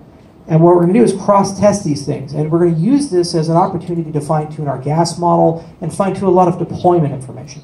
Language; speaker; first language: English; native; English